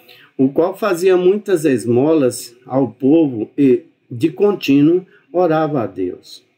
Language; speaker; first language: Portuguese; native; Portuguese